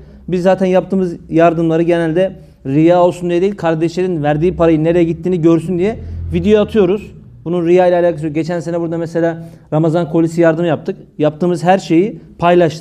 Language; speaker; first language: Turkish; native; Turkish